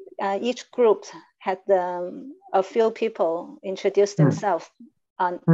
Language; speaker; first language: English; non-native, learner; Chinese